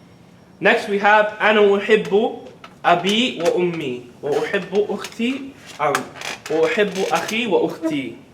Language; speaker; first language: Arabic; non-native, fluent; English